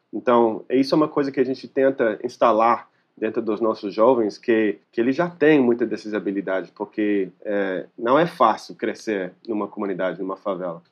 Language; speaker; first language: Portuguese; non-native, fluent; English